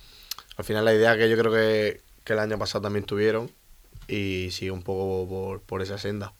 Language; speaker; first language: Spanish; native; Spanish